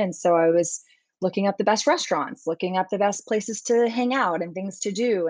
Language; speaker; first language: English; native; English